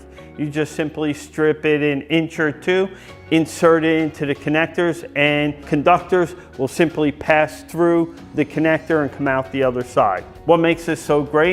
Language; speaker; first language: English; native; English